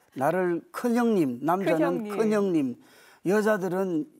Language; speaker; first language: Korean; native; Korean